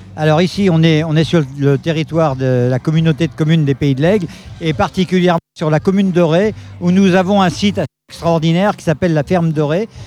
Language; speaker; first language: French; native; French